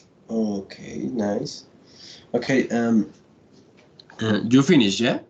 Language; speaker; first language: English; non-native, learner; Spanish